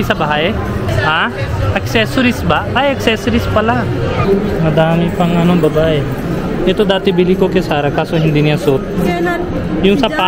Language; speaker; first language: Filipino; non-native, learner; Hindi